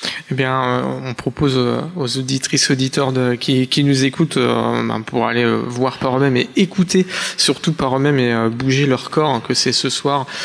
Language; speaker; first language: French; native; French